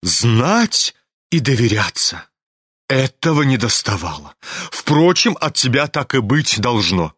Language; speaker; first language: Russian; native; Russian